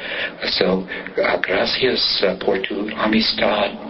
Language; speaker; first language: Spanish; non-native, learner; English